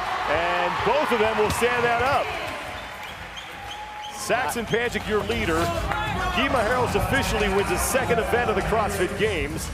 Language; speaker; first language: English; native; English